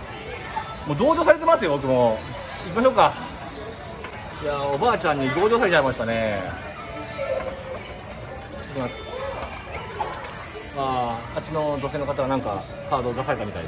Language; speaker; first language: Japanese; native; Japanese